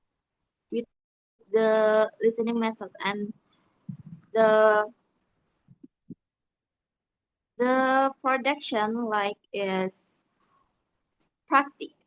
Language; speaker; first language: English; non-native, learner; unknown